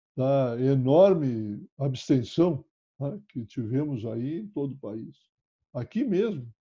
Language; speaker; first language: Portuguese; native; Portuguese